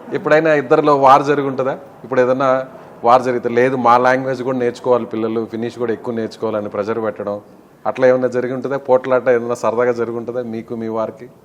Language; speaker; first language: Telugu; native; Telugu